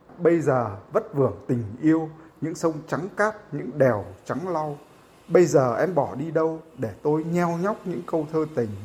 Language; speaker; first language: Vietnamese; native; Vietnamese